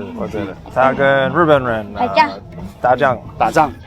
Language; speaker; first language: Chinese; non-native, learner; English